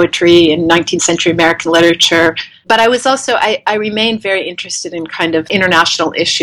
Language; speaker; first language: English; native; English